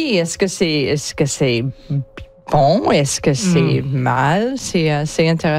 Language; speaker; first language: French; non-native, learner; English